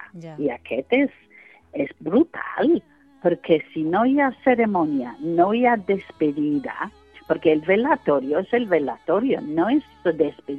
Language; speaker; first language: Catalan; non-native, fluent; English